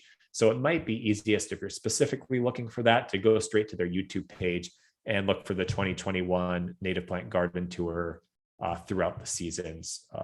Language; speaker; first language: English; native; English